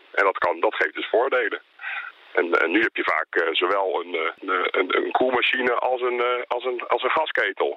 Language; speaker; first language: Dutch; native; Dutch